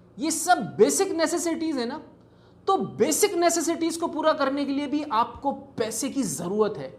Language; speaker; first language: Urdu; native; Urdu